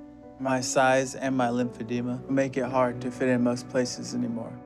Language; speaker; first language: English; native; English